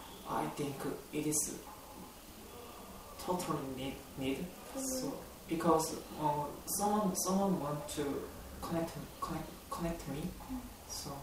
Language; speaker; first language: English; non-native, learner; Korean